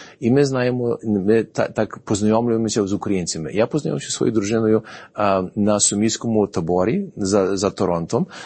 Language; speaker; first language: Ukrainian; early bilingual, heritage; Ukrainian